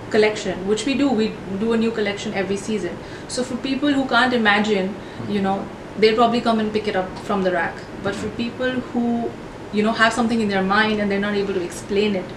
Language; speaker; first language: English; non-native, local second language; Hindi